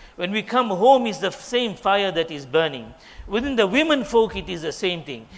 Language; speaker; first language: English; native; English